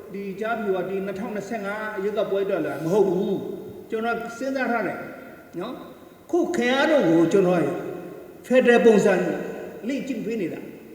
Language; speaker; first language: Burmese; non-native, local second language; Shan